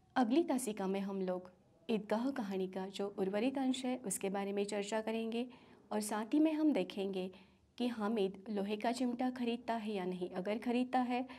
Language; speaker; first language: Hindi; non-native, local second language; Marathi